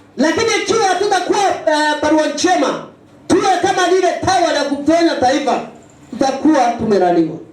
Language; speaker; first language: Swahili; non-native, local second language; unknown